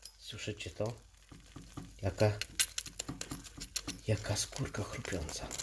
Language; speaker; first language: Polish; native; Polish